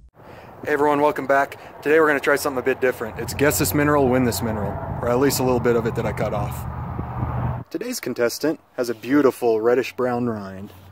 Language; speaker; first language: English; native; English